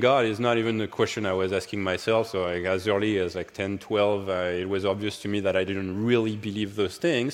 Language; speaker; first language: English; non-native, fluent; French